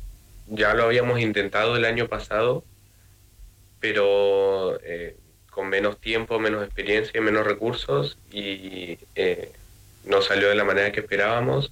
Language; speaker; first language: Spanish; native; Spanish